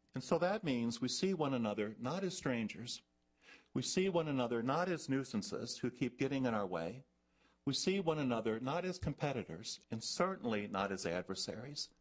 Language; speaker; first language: English; native; English